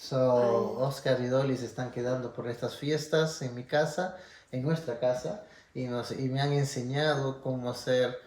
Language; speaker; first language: Spanish; non-native, fluent; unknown